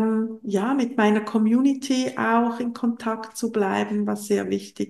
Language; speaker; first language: German; non-native, local second language; French